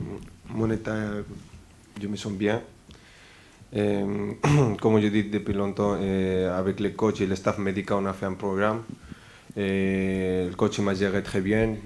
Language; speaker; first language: French; non-native, fluent; Spanish